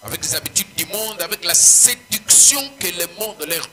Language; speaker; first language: French; non-native, local second language; Swahili